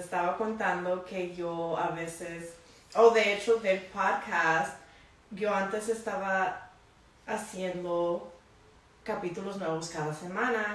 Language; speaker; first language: Spanish; early bilingual, heritage; Spanish